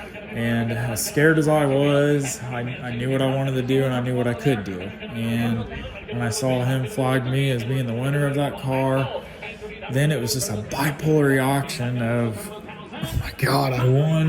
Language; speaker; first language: English; native; English